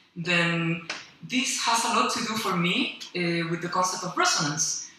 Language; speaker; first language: English; non-native, fluent; Spanish